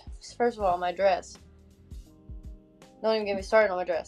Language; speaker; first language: English; native; English